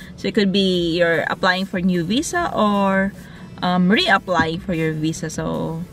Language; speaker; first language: English; non-native, local second language; Cebuano